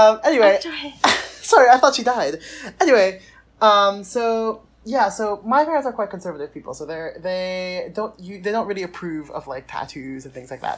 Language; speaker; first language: English; non-native, local second language; Filipino